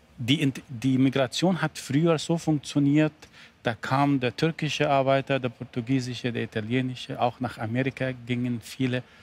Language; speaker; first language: German; non-native, fluent; Arabic